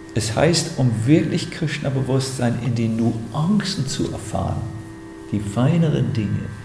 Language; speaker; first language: German; native; German